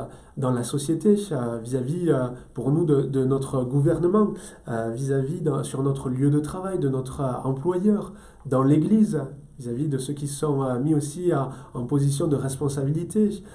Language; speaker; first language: French; native; French